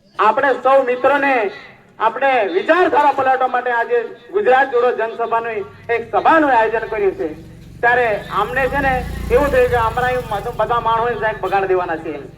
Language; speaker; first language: Gujarati; non-native, local second language; Rathawi